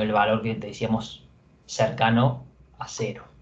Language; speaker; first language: Spanish; native; Spanish